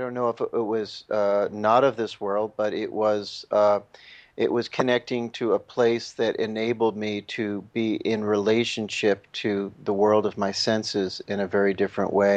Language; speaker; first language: English; native; English